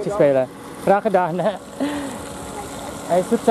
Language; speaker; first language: Dutch; non-native, local second language; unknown